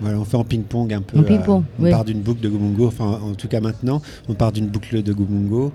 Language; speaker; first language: French; native; French